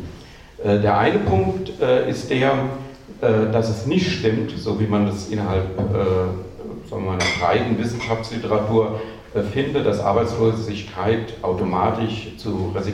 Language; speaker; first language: German; native; German